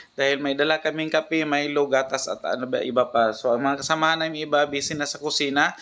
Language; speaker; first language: Filipino; non-native, local second language; Cebuano